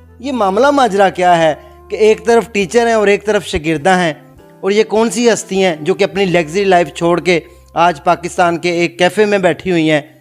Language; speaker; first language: Urdu; native; Urdu